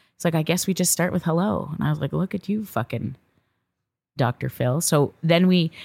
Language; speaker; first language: English; native; English